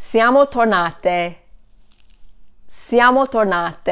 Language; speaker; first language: Italian; non-native, fluent; English